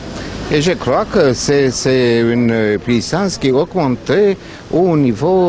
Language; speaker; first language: French; non-native, fluent; Romanian